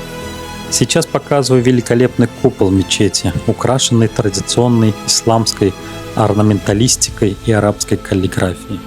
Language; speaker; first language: Russian; native; Russian